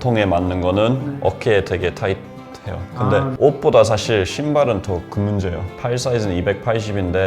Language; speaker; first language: Korean; non-native, fluent; English